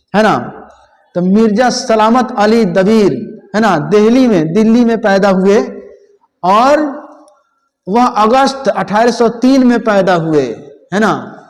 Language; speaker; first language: Hindi; native; Hindi